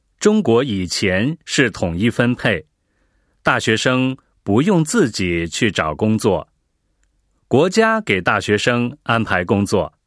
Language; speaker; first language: Chinese; native; Chinese